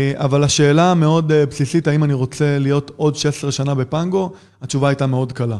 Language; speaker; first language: Hebrew; native; Hebrew